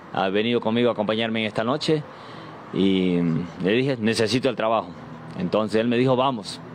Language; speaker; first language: Spanish; native; Spanish